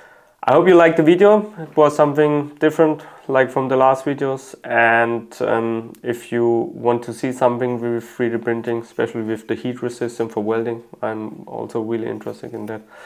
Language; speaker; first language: English; non-native, fluent; German